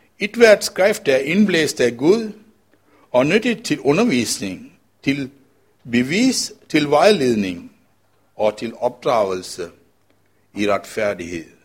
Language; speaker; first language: Danish; non-native, fluent; Sinhala